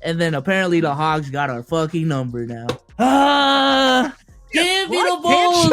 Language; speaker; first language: English; native; English